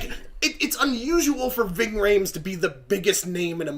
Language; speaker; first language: English; native; English